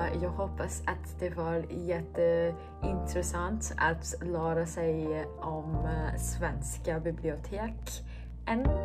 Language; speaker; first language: Swedish; non-native, learner; English